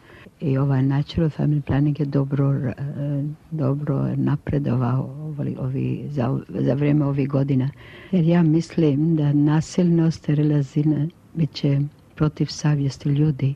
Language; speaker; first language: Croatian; non-native, local second language; Albanian